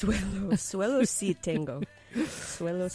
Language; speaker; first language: Spanish; non-native, fluent; English